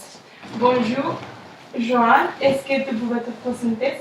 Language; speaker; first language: French; non-native, learner; Spanish